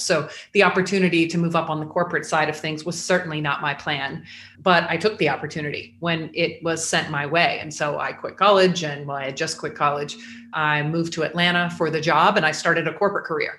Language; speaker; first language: English; native; English